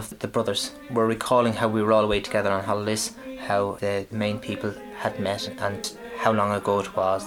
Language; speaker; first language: English; native; English